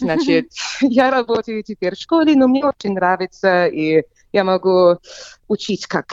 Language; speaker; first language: Russian; early bilingual, heritage; English